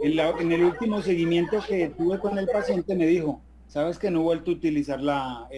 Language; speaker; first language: Spanish; native; Spanish